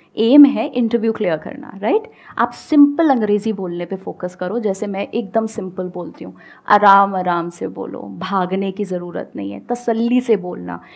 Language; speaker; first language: Hindi; native; Hindi